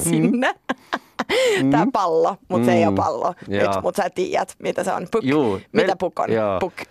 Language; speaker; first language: Finnish; non-native, learner; Swedish